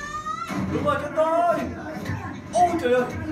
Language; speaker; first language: Vietnamese; non-native, fluent; Korean